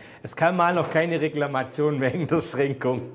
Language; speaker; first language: German; native; German